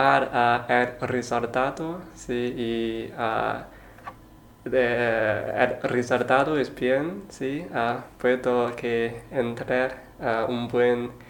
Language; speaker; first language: Spanish; non-native, learner; Chinese